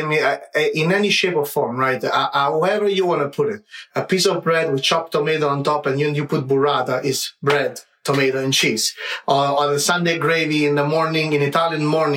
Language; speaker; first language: English; non-native, fluent; Italian